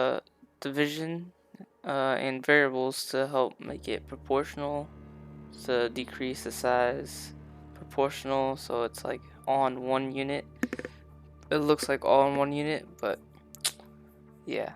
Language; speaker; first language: English; native; English